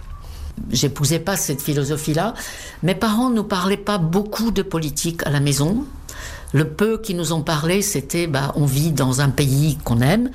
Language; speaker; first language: French; non-native, fluent; Czech